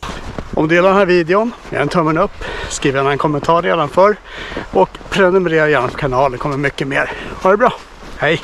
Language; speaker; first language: Swedish; native; Swedish